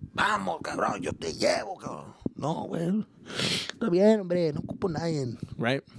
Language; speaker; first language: Spanish; early bilingual, other home language; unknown